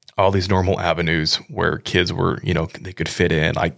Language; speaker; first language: English; native; English